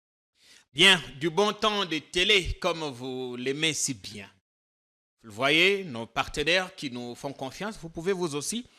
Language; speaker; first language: French; non-native, local second language; Lingala